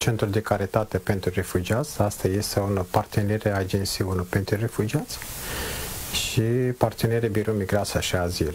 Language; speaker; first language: Romanian; non-native, learner; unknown